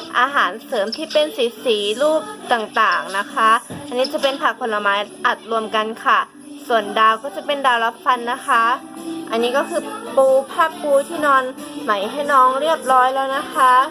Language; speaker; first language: Thai; native; Thai